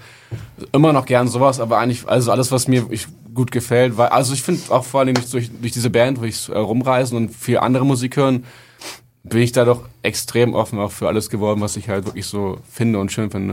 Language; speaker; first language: German; native; German